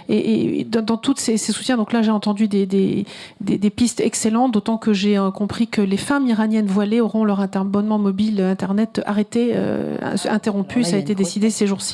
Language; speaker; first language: French; native; French